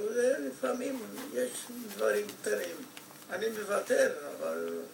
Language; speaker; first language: Hebrew; non-native, fluent; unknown